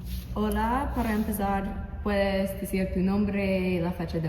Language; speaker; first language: Spanish; non-native, learner; English